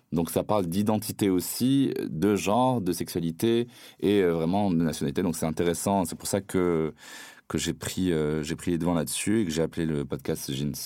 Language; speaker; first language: French; non-native, local second language; Arabic